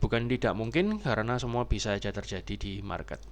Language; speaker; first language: Indonesian; native; Indonesian